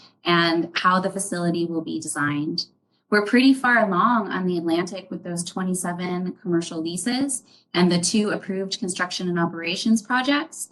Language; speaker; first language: English; native; English